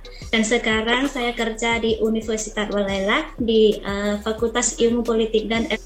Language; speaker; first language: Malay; non-native, fluent; Thai